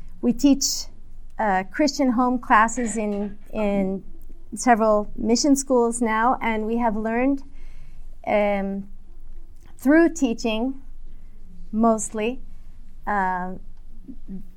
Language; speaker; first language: English; native; English